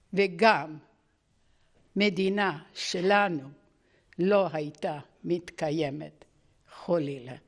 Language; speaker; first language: Hebrew; non-native, fluent; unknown